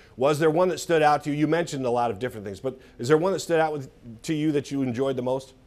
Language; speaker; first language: English; native; English